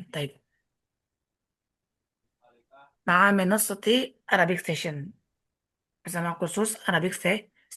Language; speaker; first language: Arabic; non-native, fluent; Indonesian